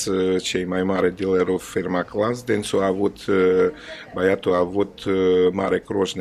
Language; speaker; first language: Romanian; non-native, learner; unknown